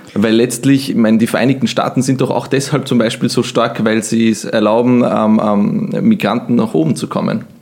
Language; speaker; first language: German; early bilingual, other home language; Bosnian